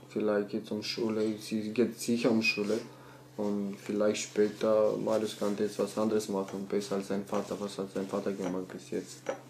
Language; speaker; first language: German; non-native, learner; Romanian